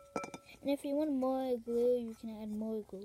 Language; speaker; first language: English; native; English